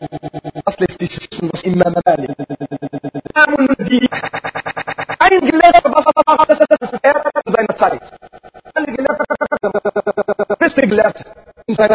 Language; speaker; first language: German; non-native, learner; Arabic